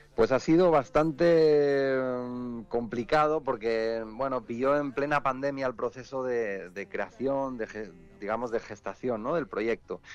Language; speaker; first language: Spanish; native; Spanish